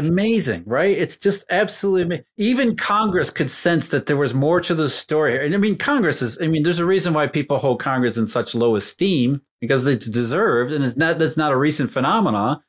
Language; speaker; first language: English; native; English